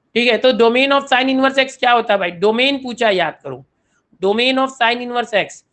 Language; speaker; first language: Hindi; non-native, local second language; Marathi